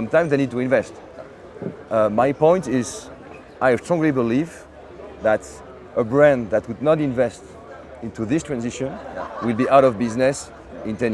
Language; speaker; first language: English; non-native, fluent; French